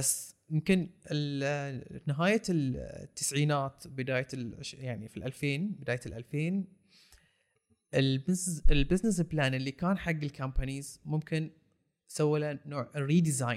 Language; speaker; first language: Arabic; native; Arabic